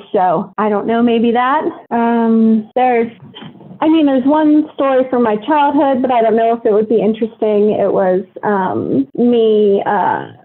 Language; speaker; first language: English; native; English